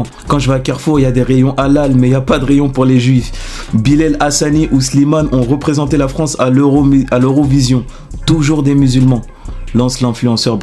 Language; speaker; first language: French; native; French